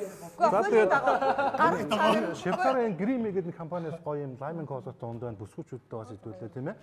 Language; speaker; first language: Mongolian; native; Mongolian